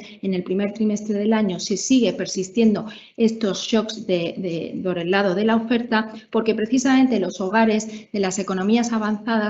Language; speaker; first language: Spanish; native; Spanish